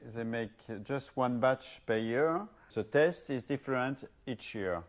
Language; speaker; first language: English; non-native, fluent; French